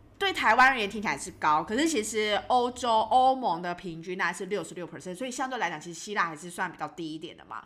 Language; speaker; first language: Chinese; native; Chinese